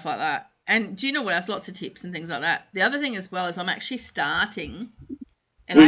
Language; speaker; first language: English; native; English